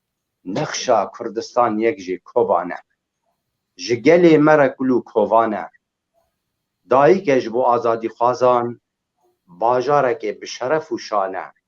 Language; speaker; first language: Kurdish; native; Kurdish